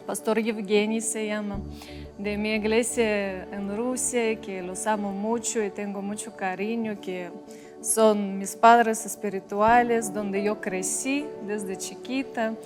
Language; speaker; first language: Spanish; non-native, fluent; Russian